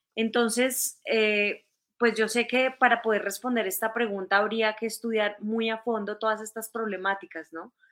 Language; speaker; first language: Spanish; native; Spanish